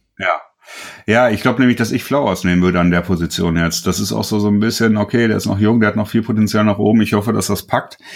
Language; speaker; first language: German; native; German